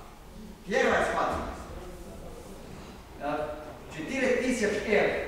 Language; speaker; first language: Russian; non-native, learner; Serbian